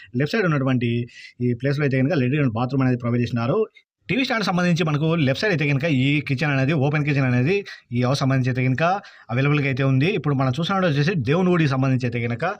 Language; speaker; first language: Telugu; native; Telugu